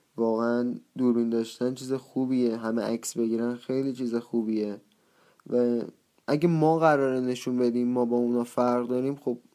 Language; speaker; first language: Persian; native; Persian